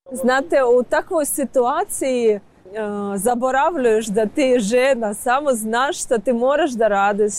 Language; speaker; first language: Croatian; non-native, learner; Ukrainian